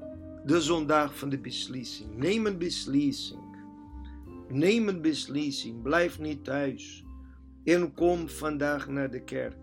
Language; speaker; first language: Dutch; non-native, learner; Portuguese